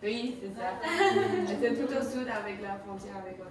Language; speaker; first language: French; non-native, fluent; Spanish